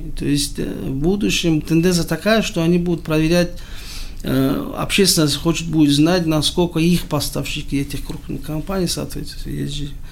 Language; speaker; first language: Russian; non-native, local second language; Tajik